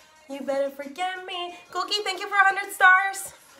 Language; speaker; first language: English; non-native, local second language; Spanish